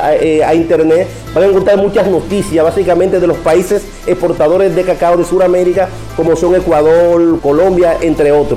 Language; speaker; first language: Spanish; native; Spanish